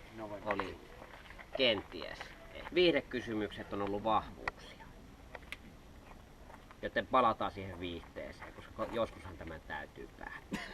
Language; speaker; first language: Finnish; native; Finnish